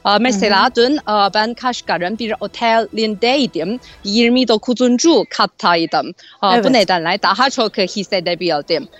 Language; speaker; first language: Turkish; non-native, fluent; Chinese